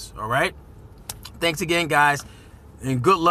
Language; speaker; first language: English; native; English